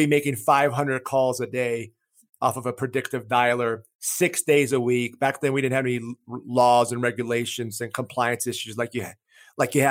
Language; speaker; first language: English; early bilingual, other home language; Greek